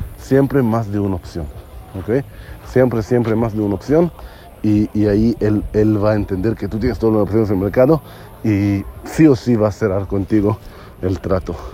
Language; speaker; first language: Spanish; non-native, learner; Hebrew